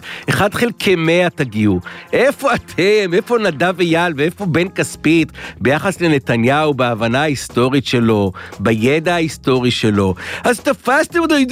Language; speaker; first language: Hebrew; native; Hebrew